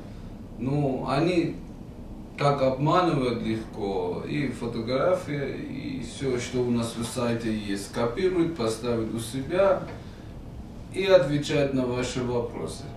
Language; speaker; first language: Russian; non-native, fluent; Persian